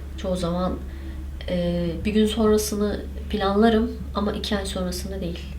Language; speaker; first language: Turkish; non-native, local second language; Kurdish